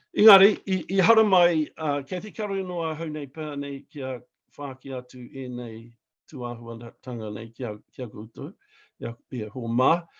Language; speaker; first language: Māori; non-native, local second language; English